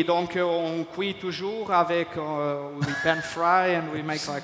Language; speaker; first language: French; non-native, fluent; Portuguese